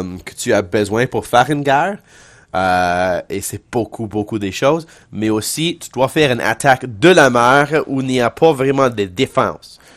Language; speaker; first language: French; non-native, local second language; English